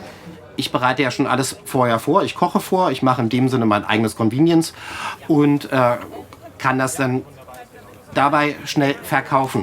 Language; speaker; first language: German; native; German